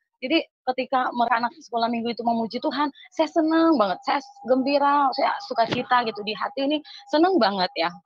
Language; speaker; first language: Indonesian; native; Indonesian